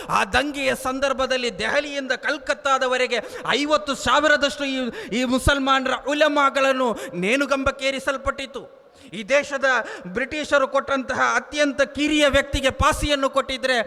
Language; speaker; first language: Kannada; non-native, local second language; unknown